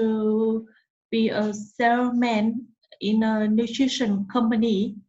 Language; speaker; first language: English; non-native, learner; Vietnamese